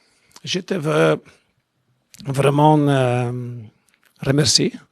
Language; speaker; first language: French; non-native, learner; Italian